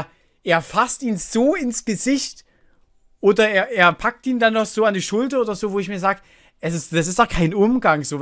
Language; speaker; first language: German; native; German